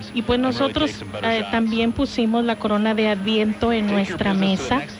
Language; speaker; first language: Spanish; native; Spanish